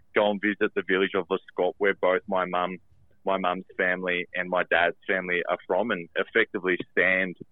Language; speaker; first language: English; early bilingual, other home language; Albanian